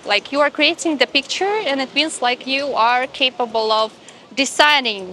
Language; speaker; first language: English; non-native, fluent; Russian